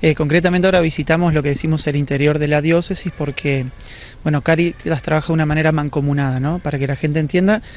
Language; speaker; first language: Spanish; native; Spanish